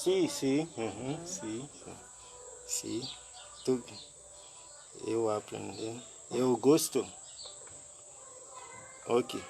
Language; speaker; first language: Portuguese; non-native, learner; Haitian Creole